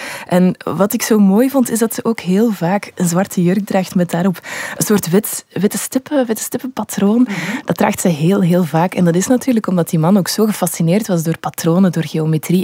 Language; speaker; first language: Dutch; native; Dutch